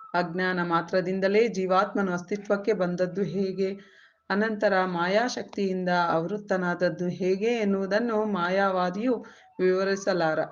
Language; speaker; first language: Kannada; native; Kannada